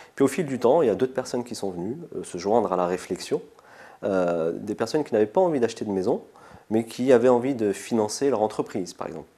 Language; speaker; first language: French; early bilingual, other home language; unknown